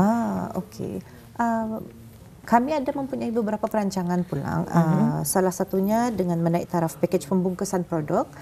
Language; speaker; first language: Malay; native; Malay